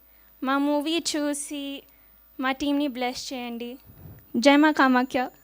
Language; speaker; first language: Telugu; non-native, learner; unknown